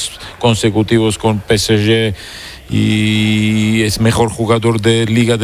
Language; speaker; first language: Spanish; non-native, fluent; Georgian